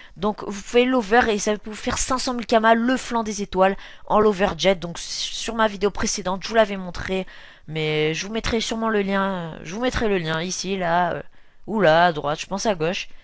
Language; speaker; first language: French; native; French